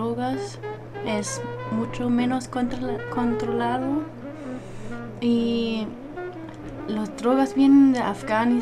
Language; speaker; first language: Spanish; non-native, learner; German